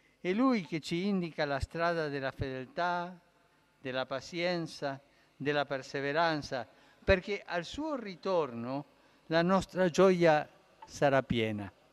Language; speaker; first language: Italian; early bilingual, heritage; Spanish